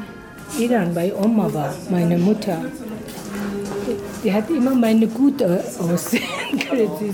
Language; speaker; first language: German; non-native, fluent; Persian